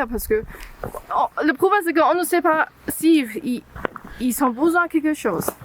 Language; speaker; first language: French; non-native, learner; Chinese